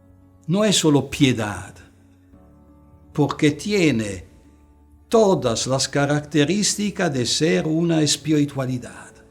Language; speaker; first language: Spanish; non-native, fluent; Italian